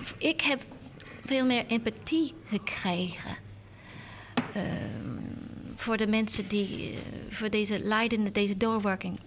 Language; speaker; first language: Dutch; non-native, learner; English